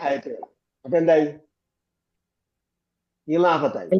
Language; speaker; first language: Malayalam; native; Malayalam